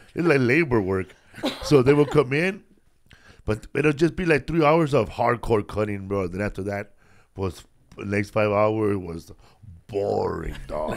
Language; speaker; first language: English; early bilingual, other home language; Spanish